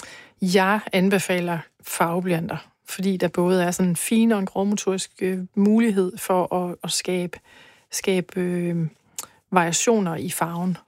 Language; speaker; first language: Danish; native; Danish